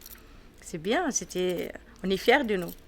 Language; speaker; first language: French; non-native, learner; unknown